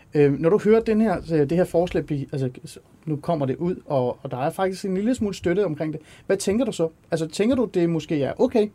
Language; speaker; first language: Danish; early bilingual, other home language; Persian